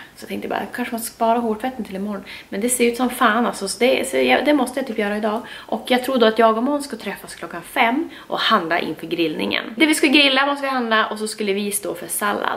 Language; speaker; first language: Swedish; native; Swedish